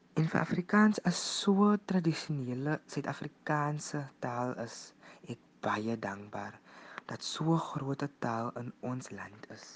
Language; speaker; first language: Afrikaans; non-native, local second language; English